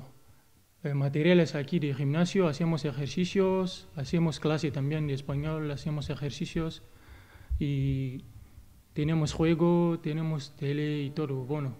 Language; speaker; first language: Spanish; non-native, learner; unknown